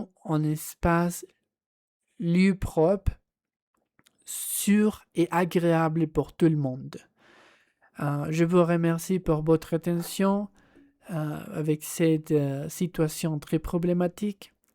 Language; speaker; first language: French; non-native, learner; Spanish